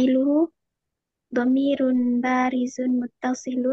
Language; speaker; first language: Arabic; non-native, learner; Indonesian